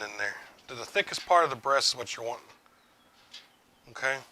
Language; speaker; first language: English; native; English